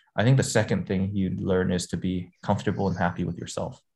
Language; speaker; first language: English; native; English